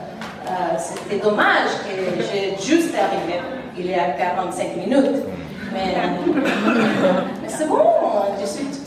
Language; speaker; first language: French; non-native, learner; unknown